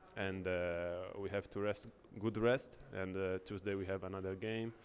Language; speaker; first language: English; non-native, learner; Italian